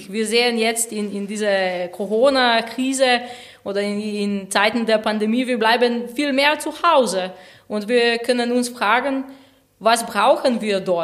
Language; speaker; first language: German; non-native, fluent; Slovenian